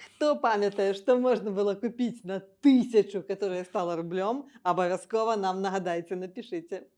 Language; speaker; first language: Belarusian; native; Belarusian